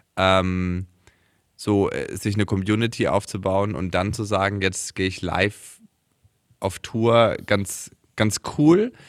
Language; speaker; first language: German; native; German